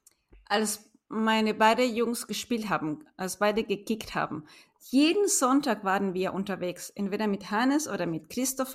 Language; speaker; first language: German; non-native, fluent; Spanish